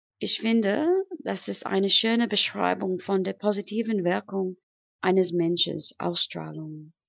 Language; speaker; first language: German; non-native, fluent; English